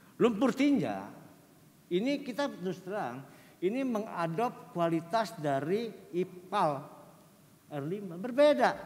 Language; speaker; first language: Indonesian; native; Indonesian